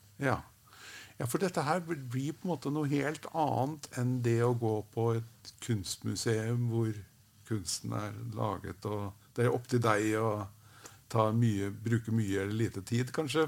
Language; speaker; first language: Norwegian; native; Norwegian